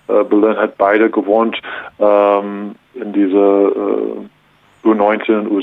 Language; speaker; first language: German; non-native, learner; English